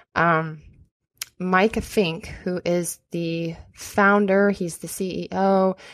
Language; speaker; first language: English; native; English